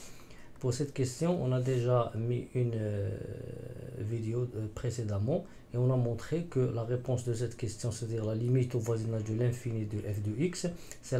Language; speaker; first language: French; non-native, local second language; Arabic